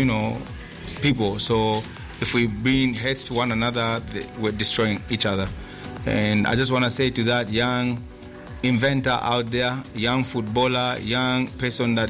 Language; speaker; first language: English; non-native, local second language; Nyanja